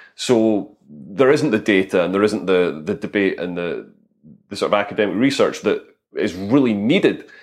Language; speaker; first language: English; native; English